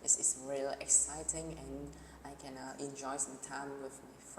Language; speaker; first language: English; non-native, learner; Vietnamese